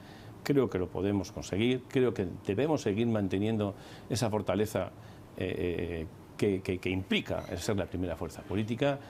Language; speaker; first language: Spanish; native; Spanish